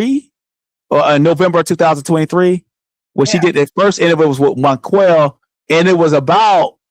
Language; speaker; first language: English; native; English